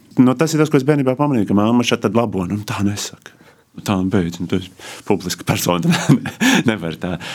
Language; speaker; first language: Latvian; native; Latvian